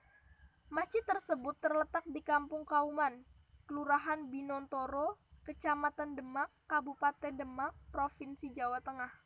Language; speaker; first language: Indonesian; native; Indonesian